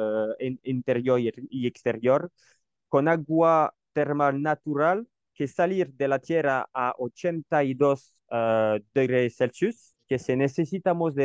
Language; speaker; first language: Spanish; non-native, learner; French